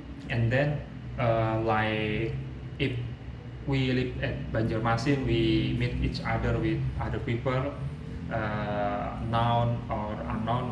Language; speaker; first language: English; non-native, learner; Indonesian